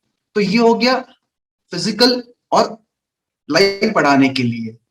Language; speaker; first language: Hindi; native; Hindi